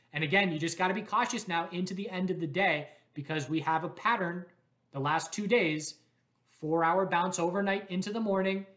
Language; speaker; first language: English; native; English